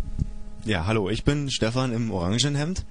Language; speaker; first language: German; native; German